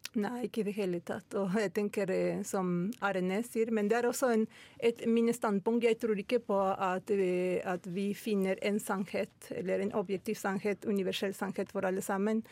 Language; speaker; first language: Norwegian; non-native, fluent; Spanish